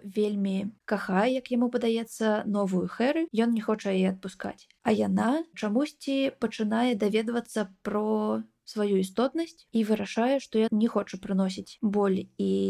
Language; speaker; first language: Belarusian; non-native, local second language; Russian